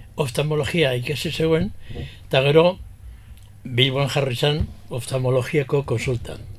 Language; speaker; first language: Basque; early bilingual, heritage; Basque